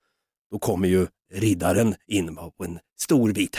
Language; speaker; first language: Swedish; native; Swedish